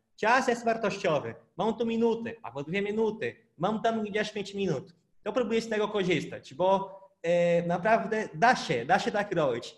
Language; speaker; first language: Polish; non-native, fluent; Portuguese